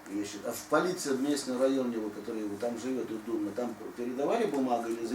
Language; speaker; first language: Russian; native; Russian